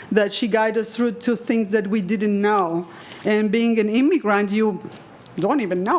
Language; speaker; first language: English; non-native, fluent; Spanish